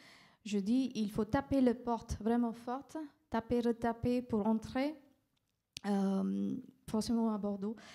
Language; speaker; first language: French; non-native, fluent; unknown